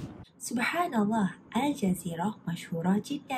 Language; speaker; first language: Arabic; non-native, learner; Malay